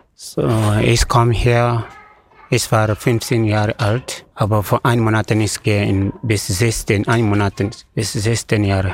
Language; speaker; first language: German; non-native, learner; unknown